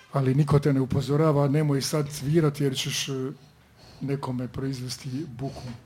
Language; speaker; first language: Croatian; native; Croatian